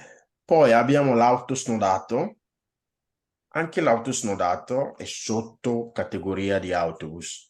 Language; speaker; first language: Italian; non-native, fluent; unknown